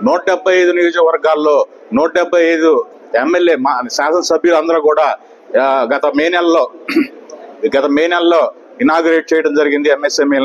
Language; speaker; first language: Telugu; native; Telugu